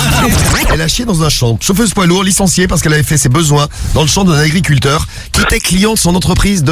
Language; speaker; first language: French; native; French